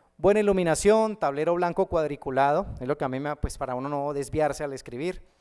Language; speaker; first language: Spanish; native; Spanish